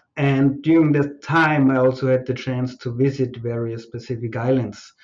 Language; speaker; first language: English; non-native, fluent; German